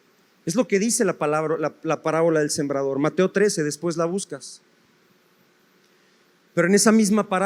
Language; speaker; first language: Spanish; native; Spanish